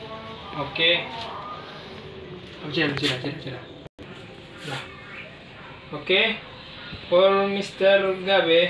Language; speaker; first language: English; non-native, learner; Indonesian